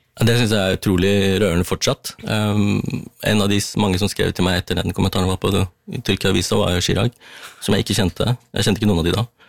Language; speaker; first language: Norwegian; early bilingual, other home language; Tamil